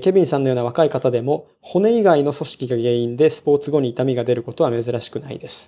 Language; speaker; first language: Japanese; native; Japanese